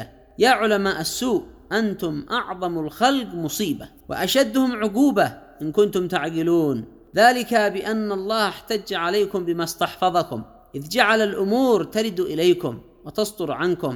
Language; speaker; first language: Arabic; native; Arabic